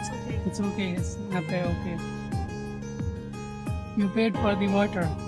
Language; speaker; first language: English; non-native, local second language; Hindi